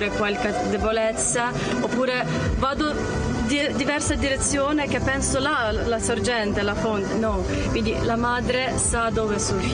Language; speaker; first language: Italian; non-native, learner; Ukrainian